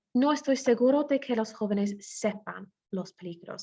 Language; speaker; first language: Spanish; non-native, fluent; English